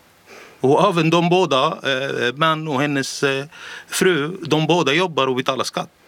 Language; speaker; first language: Swedish; non-native, learner; Arabic